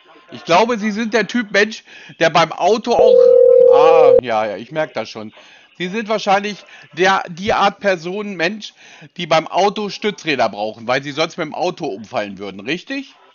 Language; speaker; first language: German; native; German